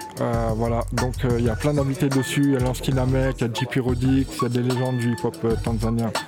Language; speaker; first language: French; native; French